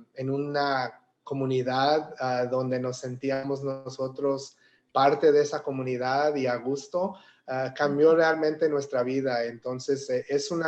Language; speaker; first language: Spanish; early bilingual, heritage; Spanish